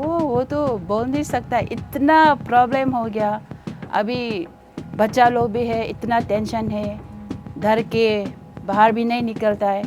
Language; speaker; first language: Hindi; non-native, local second language; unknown